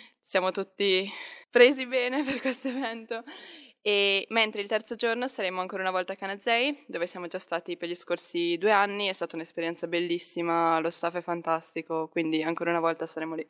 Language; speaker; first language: Italian; native; Italian